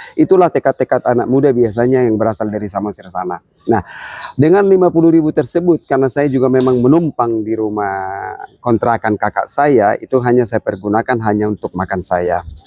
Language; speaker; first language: Indonesian; non-native, local second language; Batak Toba